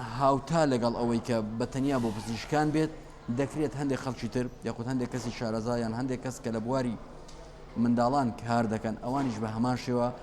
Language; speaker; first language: Central Kurdish; native; Central Kurdish